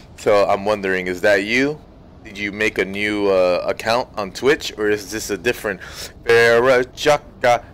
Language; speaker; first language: English; native; English